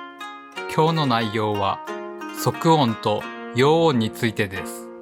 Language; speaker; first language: Japanese; native; Japanese